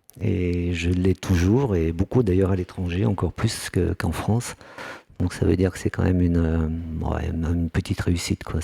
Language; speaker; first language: French; native; French